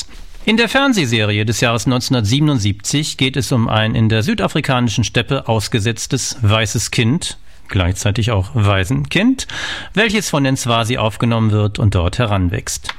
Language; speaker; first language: German; native; German